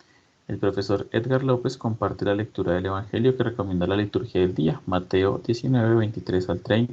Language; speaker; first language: Spanish; native; Spanish